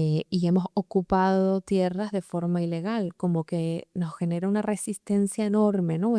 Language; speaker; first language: Spanish; native; Spanish